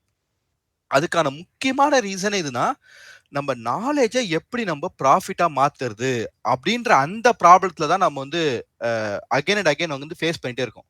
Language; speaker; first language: Tamil; native; Tamil